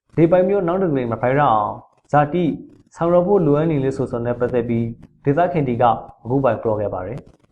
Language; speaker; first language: Burmese; native; Burmese